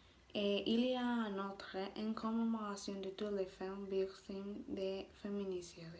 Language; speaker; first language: French; non-native, learner; Spanish